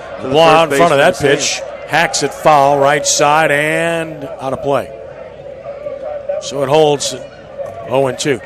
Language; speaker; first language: English; native; English